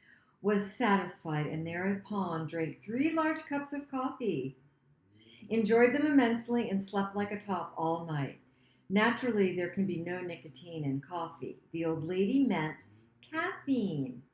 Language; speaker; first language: English; native; English